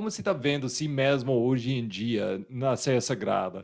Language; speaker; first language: Portuguese; non-native, fluent; English